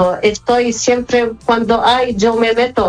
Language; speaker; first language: Spanish; non-native, fluent; Arabic